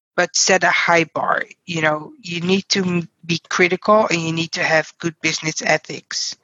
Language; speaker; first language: English; non-native, fluent; Dutch